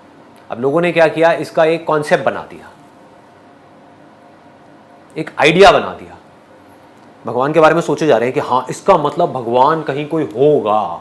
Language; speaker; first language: Hindi; native; Hindi